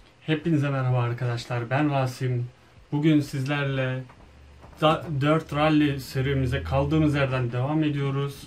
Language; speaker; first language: Turkish; native; Turkish